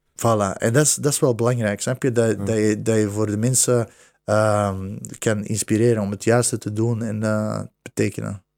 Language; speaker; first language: Dutch; early bilingual, other home language; Bosnian